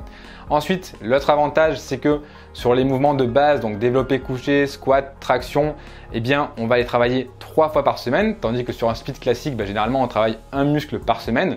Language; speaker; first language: French; native; French